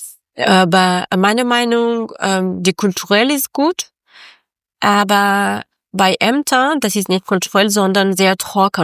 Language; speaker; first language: German; non-native, learner; Persian